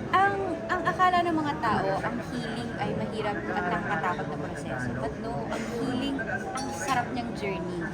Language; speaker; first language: Filipino; native; Filipino